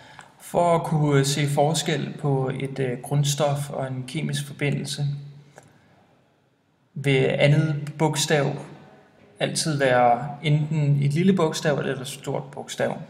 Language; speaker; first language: Danish; native; Danish